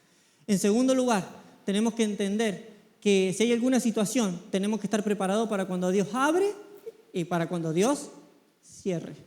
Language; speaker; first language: Spanish; native; Spanish